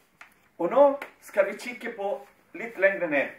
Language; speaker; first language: Swedish; non-native, fluent; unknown